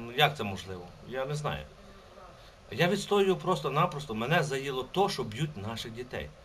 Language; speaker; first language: Ukrainian; native; Ukrainian